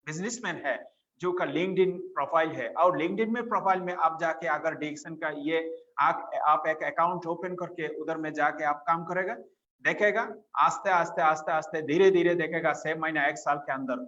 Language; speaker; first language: Hindi; non-native, fluent; Bangla